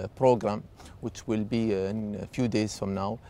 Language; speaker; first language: English; non-native, fluent; Arabic